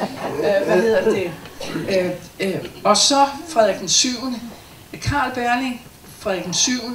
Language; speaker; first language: Danish; native; Danish